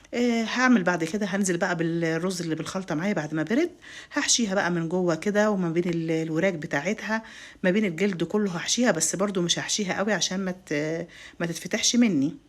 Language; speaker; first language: Arabic; native; Arabic